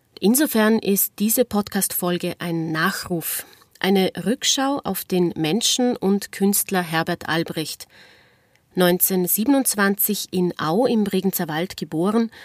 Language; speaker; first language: German; native; German